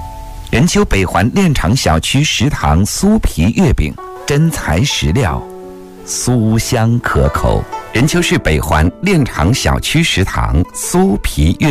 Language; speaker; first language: Chinese; native; Chinese